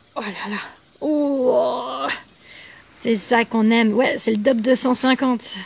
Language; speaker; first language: French; native; French